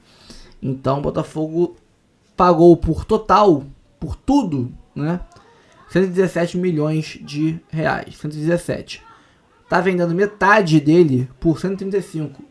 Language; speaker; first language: Portuguese; native; Portuguese